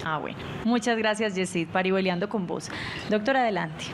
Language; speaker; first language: Spanish; native; Spanish